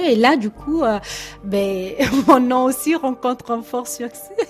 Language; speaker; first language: French; non-native, local second language; Lingala